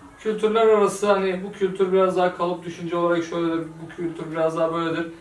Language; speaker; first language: Turkish; native; Turkish